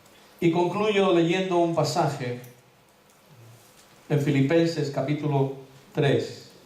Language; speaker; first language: Spanish; native; Spanish